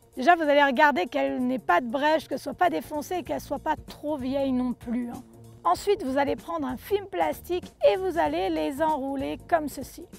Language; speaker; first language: French; native; French